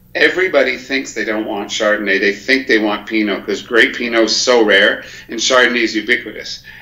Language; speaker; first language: English; native; English